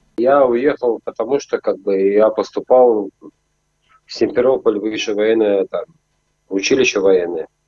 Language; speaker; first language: Russian; native; Russian